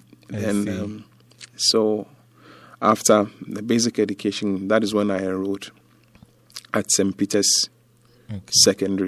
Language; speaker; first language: English; non-native, local second language; Ga